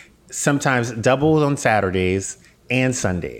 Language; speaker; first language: English; native; English